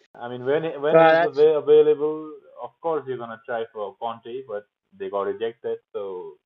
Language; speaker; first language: English; non-native, local second language; Nepali